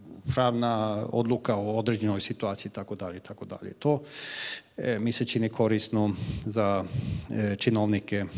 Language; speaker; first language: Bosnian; non-native, fluent; Swedish